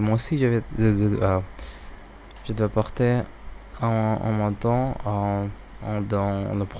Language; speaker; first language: French; non-native, learner; English